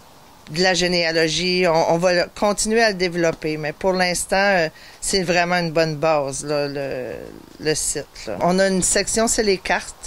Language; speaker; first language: French; native; French